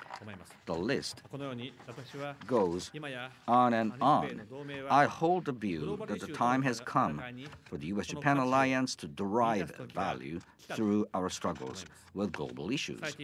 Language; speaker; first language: English; non-native, fluent; Japanese